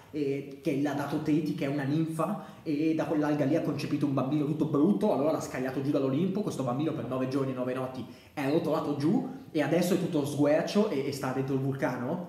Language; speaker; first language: Italian; native; Italian